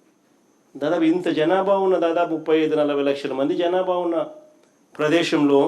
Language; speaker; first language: Telugu; native; Telugu